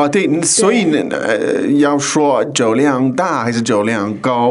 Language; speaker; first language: Chinese; non-native, fluent; English